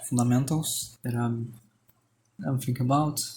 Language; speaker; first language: English; non-native, fluent; Portuguese